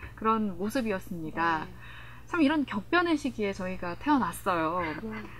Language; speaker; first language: Korean; native; Korean